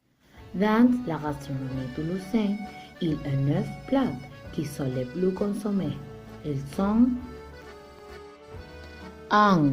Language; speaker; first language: French; non-native, learner; Spanish